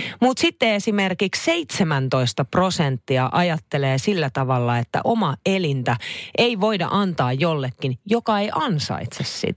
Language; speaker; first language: Finnish; native; Finnish